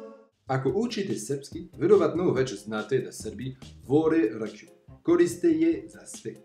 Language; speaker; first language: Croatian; non-native, fluent; French